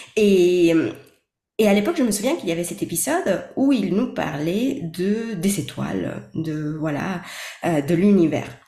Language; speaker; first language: French; non-native, fluent; Spanish